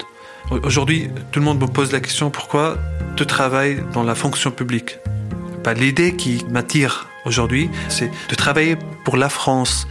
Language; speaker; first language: French; non-native, fluent; Arabic